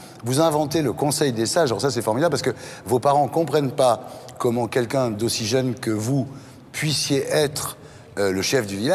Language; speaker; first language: French; native; French